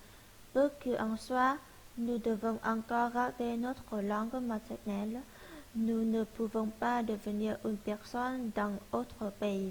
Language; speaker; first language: French; non-native, learner; Vietnamese